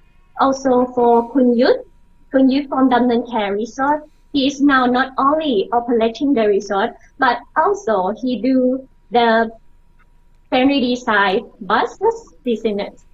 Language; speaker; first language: English; non-native, learner; Thai